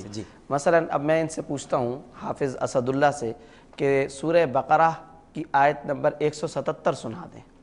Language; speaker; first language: Urdu; native; Urdu